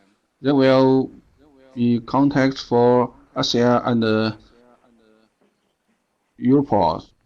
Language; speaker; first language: English; non-native, learner; Chinese